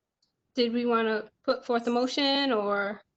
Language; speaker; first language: English; native; English